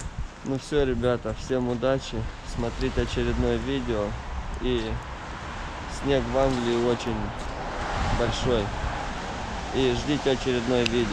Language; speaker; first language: Russian; non-native, fluent; Romanian